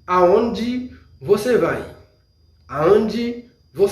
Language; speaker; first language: Portuguese; non-native, fluent; Haitian Creole